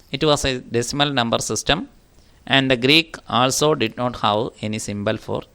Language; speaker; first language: English; non-native, local second language; Malayalam